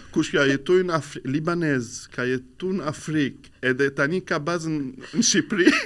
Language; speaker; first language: Albanian; non-native, fluent; Arabic